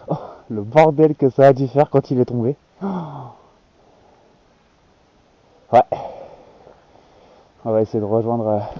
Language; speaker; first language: French; native; French